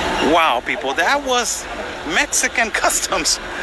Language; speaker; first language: English; non-native, fluent; Spanish